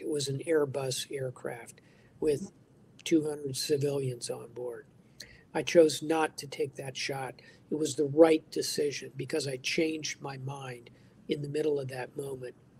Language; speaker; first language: English; native; English